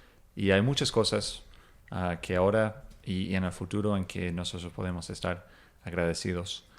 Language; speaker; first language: Spanish; non-native, fluent; English